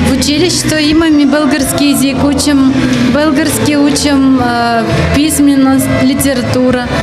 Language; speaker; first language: Bulgarian; early bilingual, heritage; Bulgarian